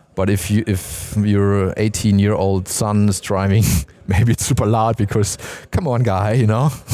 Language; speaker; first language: English; non-native, fluent; German